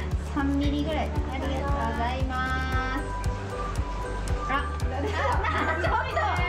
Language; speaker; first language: Japanese; native; Japanese